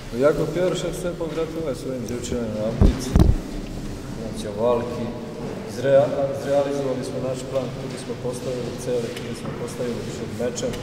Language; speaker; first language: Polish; non-native, learner; Serbian